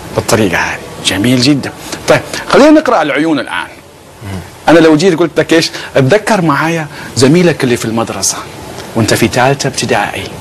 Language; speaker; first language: Arabic; native; Arabic